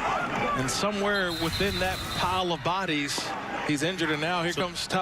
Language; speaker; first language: English; native; English